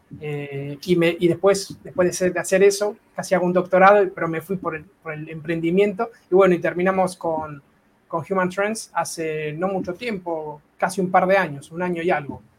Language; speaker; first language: Spanish; native; Spanish